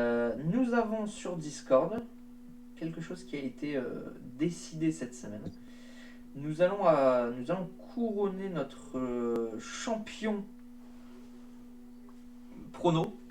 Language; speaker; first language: French; native; French